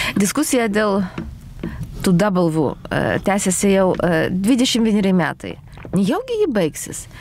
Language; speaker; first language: Lithuanian; non-native, local second language; Polish